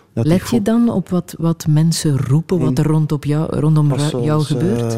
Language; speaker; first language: Dutch; native; Dutch